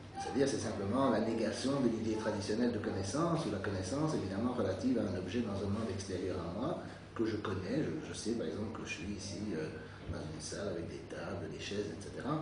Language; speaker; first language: French; native; French